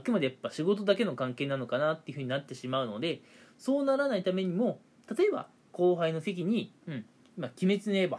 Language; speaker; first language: Japanese; native; Japanese